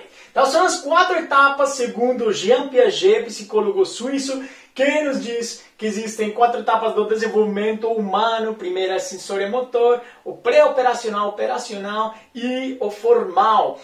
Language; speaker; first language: Portuguese; non-native, fluent; Spanish